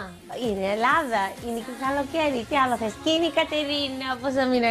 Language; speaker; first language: Greek; early bilingual, heritage; Greek